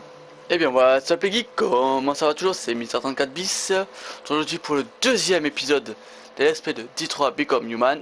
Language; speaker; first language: French; native; French